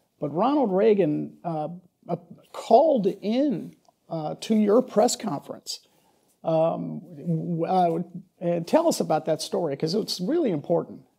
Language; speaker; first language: English; native; English